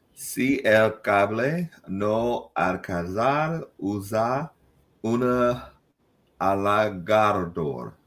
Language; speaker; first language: Spanish; non-native, learner; English